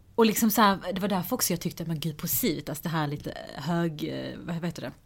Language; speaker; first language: Swedish; early bilingual, other home language; Persian